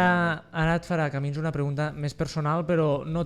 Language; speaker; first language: Catalan; native; Catalan